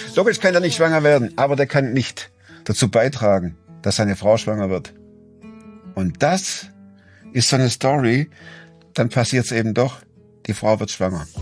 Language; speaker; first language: German; native; German